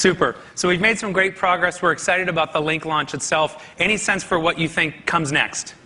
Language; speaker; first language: English; native; English